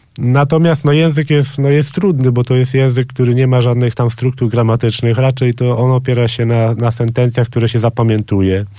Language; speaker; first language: Polish; native; Polish